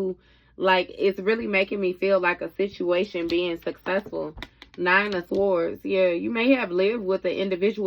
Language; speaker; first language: English; native; English